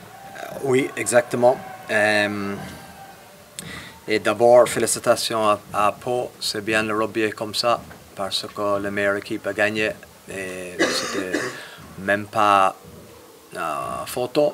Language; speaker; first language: French; non-native, fluent; English